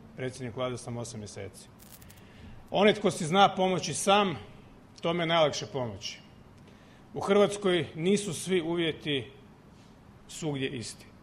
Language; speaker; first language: Croatian; native; Croatian